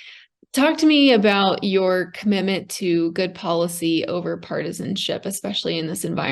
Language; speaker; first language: English; native; English